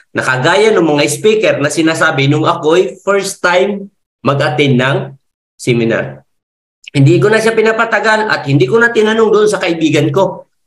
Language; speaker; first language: Filipino; non-native, local second language; Masbatenyo